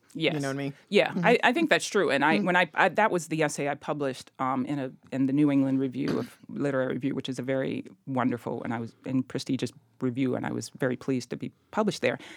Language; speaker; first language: English; native; English